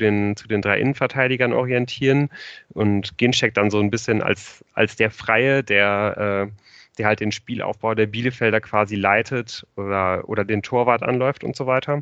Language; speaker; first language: German; native; German